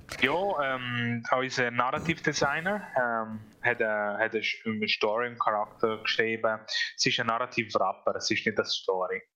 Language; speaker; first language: German; non-native, fluent; Italian